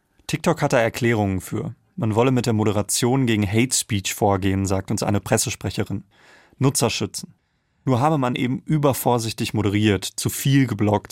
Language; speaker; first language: German; native; German